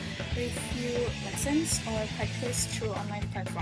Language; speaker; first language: English; non-native, fluent; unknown